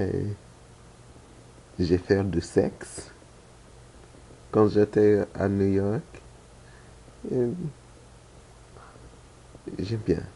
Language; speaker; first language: French; non-native, learner; English